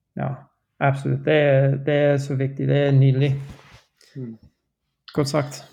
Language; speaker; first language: Norwegian; non-native, learner; English